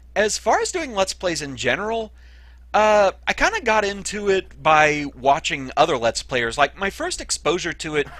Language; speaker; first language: English; native; English